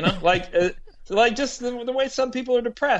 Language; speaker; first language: English; native; English